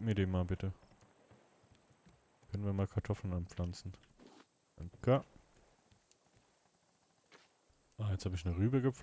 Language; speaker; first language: German; native; German